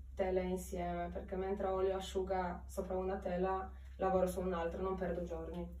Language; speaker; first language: Italian; non-native, fluent; Polish